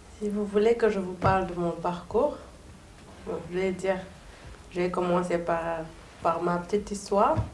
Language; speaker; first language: French; non-native, local second language; Soninke